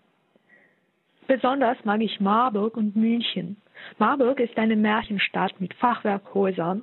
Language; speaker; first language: German; non-native, fluent; Russian